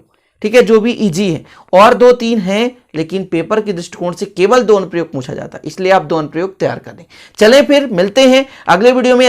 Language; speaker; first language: Hindi; native; Hindi